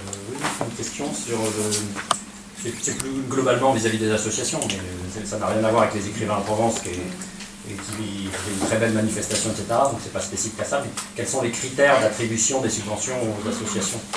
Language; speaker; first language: French; native; French